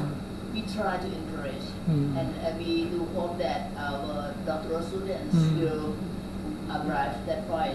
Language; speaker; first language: English; non-native, learner; Thai